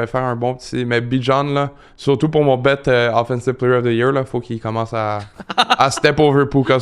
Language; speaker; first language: French; native; French